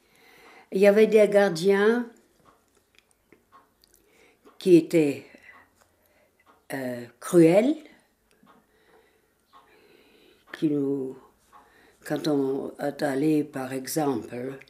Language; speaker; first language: French; non-native, fluent; German